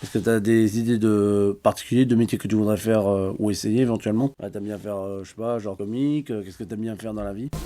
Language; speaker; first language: French; native; French